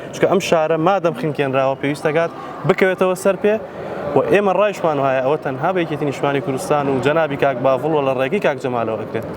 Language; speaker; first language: Central Kurdish; native; Central Kurdish